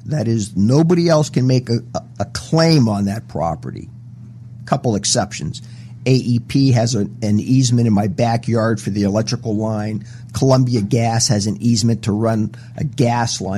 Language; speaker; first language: English; native; English